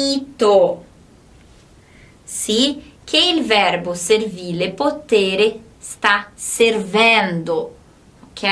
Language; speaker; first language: Italian; non-native, fluent; Portuguese